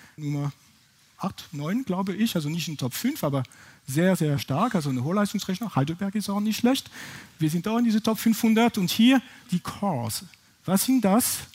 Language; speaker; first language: German; non-native, fluent; French